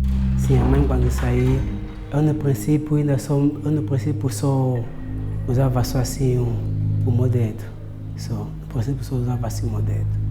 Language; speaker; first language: Portuguese; non-native, local second language; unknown